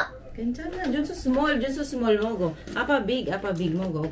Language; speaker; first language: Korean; non-native, learner; Filipino